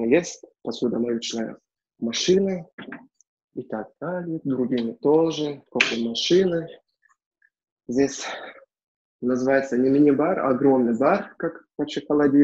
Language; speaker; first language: Russian; non-native, learner; Turkish